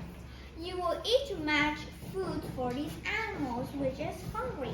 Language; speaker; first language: English; non-native, fluent; Vietnamese